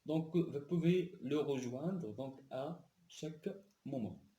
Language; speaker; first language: French; non-native, local second language; Arabic